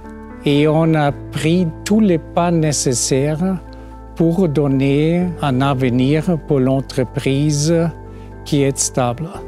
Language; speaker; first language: French; non-native, fluent; German